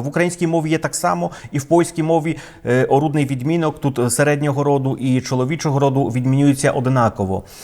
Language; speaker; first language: Ukrainian; non-native, fluent; Polish